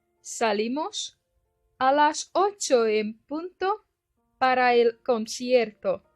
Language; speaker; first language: Spanish; non-native, fluent; Turkish